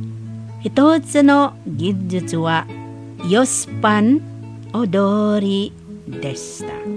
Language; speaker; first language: Japanese; non-native, learner; Indonesian